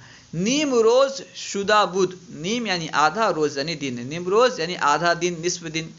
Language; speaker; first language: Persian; non-native, fluent; Urdu